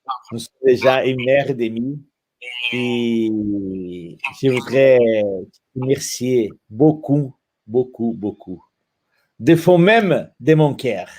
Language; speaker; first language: French; non-native, fluent; Portuguese